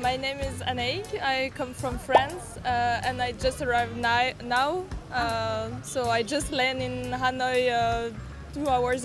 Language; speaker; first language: English; non-native, fluent; French